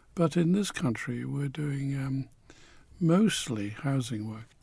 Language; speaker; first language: English; native; English